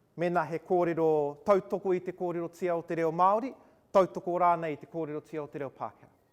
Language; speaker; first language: Māori; non-native, local second language; English